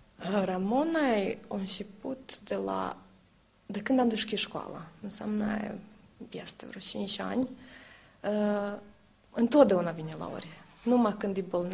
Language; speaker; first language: Romanian; non-native, local second language; Serbian